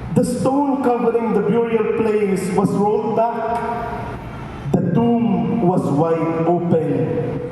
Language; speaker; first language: English; non-native, local second language; Filipino